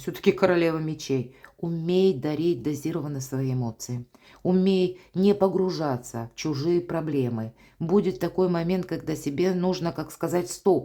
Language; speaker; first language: Russian; native; Russian